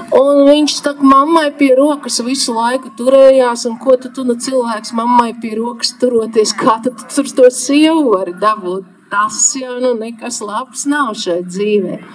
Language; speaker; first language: Latvian; native; Latvian